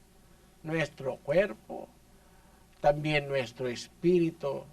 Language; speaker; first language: Spanish; non-native, learner; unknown